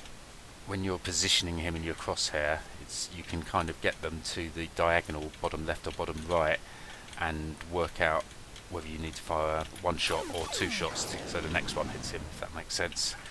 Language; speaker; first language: English; native; English